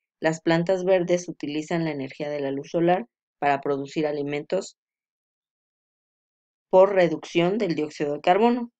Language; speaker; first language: Spanish; native; Spanish